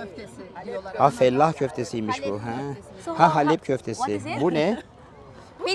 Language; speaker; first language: Turkish; native; Turkish